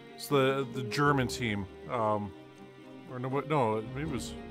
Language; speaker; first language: English; native; English